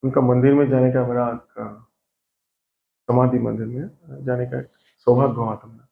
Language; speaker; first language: Hindi; non-native, local second language; Bangla